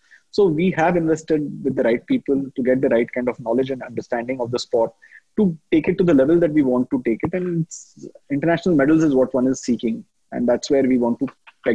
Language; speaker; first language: English; non-native, local second language; Hindi